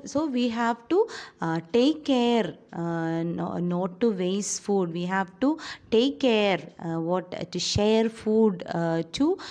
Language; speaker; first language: English; non-native, local second language; Malayalam